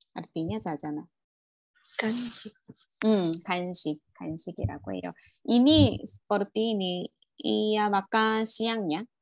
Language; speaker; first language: Indonesian; non-native, learner; Korean